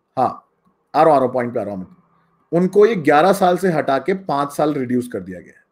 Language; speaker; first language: Hindi; native; Hindi